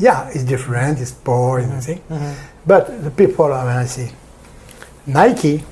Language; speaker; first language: English; non-native, learner; French